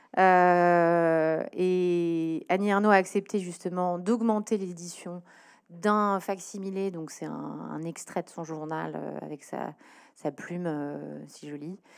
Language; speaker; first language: French; native; French